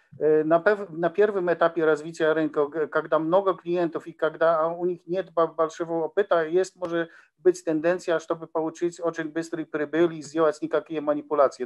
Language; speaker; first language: Polish; non-native, learner; Ukrainian